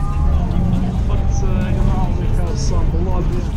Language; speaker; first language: English; non-native, learner; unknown